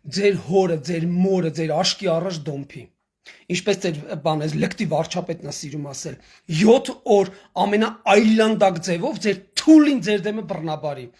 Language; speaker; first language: Armenian; native; Armenian